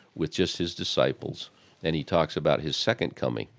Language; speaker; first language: English; native; English